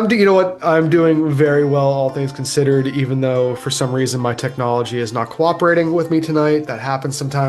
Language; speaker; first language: English; native; English